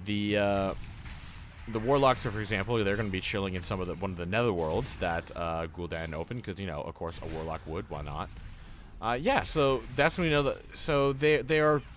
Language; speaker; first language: English; native; English